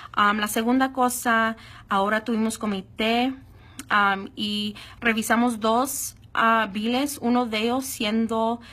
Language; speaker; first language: Spanish; early bilingual, heritage; Spanish